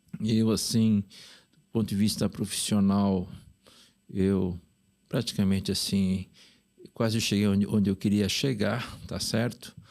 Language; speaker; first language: Portuguese; early bilingual, other home language; Korean